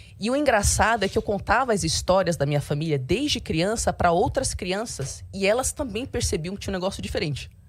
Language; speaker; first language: Portuguese; early bilingual, heritage; Portuguese